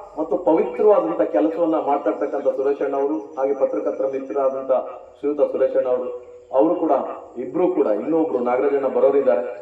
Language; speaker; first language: Kannada; native; Kannada